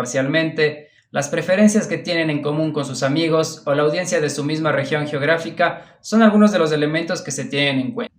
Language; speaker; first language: Spanish; native; Spanish